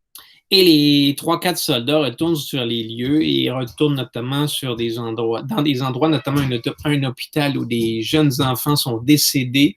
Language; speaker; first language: French; native; French